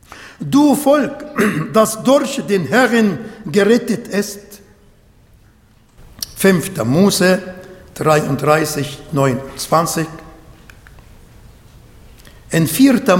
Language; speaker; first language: German; non-native, fluent; Arabic